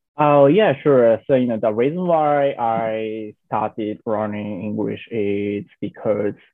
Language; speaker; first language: English; non-native, learner; Japanese